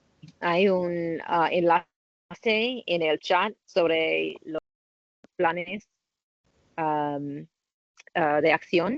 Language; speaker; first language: Spanish; non-native, learner; English